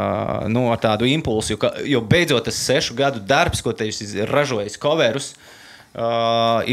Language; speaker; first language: Latvian; native; Latvian